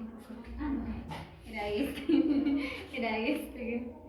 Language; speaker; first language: Spanish; native; Spanish